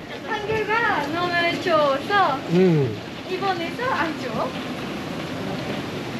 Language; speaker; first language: Korean; non-native, learner; Japanese